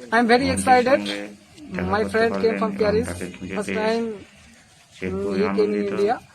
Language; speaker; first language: English; non-native, learner; Bangla